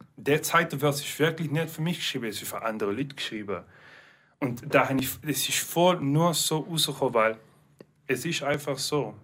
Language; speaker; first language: German; non-native, learner; English